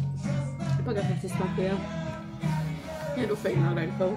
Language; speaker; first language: Polish; native; Polish